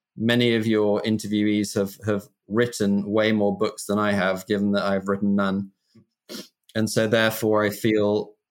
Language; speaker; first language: English; native; English